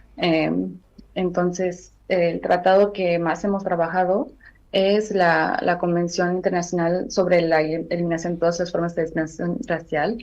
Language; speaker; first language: Spanish; non-native, fluent; Armenian